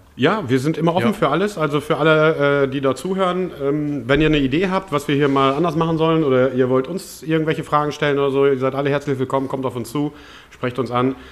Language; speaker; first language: German; native; German